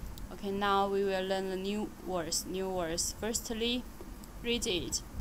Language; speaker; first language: English; non-native, learner; Chinese